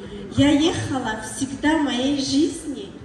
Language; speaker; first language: Russian; non-native, learner; Tajik